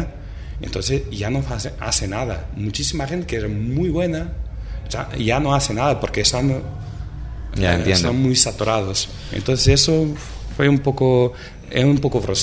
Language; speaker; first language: Spanish; non-native, fluent; Portuguese